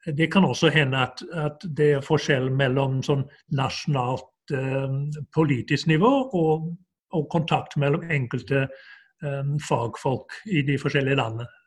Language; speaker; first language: Norwegian; non-native, fluent; English